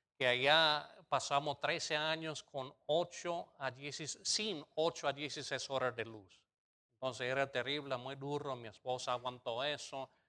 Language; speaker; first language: Spanish; non-native, fluent; English